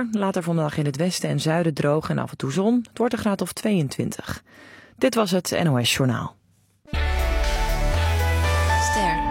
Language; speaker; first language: Dutch; native; Dutch